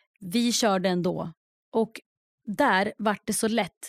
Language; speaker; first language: Swedish; native; Swedish